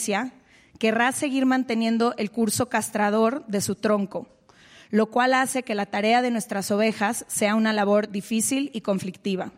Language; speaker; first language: Spanish; native; Spanish